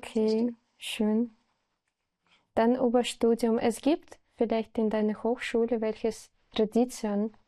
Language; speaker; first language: German; non-native, learner; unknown